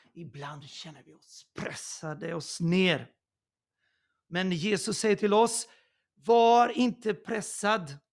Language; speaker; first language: Swedish; non-native, fluent; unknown